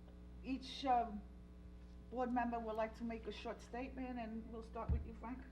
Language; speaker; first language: English; native; English